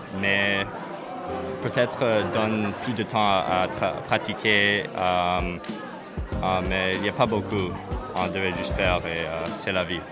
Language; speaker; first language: French; non-native, learner; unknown